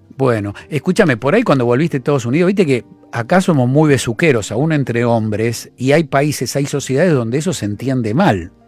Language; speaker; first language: Spanish; native; Spanish